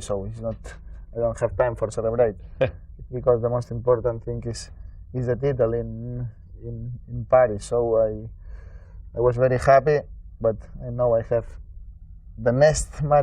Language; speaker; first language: English; non-native, learner; Spanish